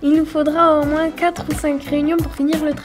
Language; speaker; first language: French; native; French